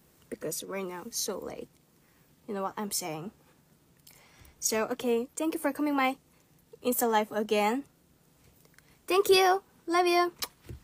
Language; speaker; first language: English; non-native, learner; Korean